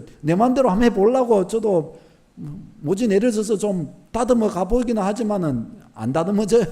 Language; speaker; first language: Korean; native; Korean